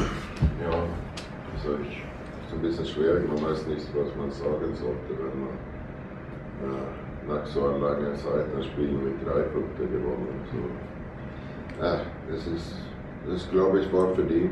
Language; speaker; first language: German; non-native, fluent; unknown